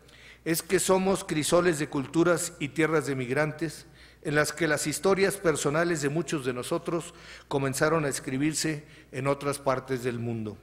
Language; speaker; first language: Spanish; native; Spanish